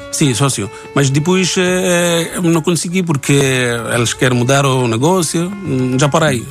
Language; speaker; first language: Portuguese; non-native, learner; Bangla